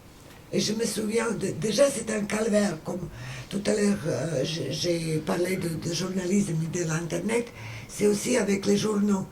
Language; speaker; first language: French; non-native, fluent; Serbian